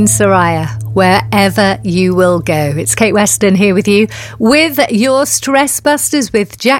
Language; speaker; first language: English; native; English